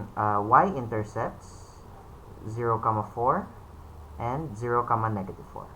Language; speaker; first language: English; non-native, local second language; Filipino